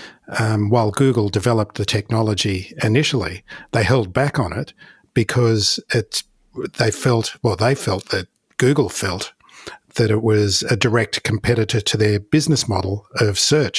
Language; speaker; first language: English; native; English